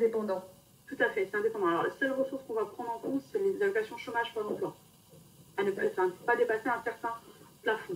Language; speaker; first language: French; native; French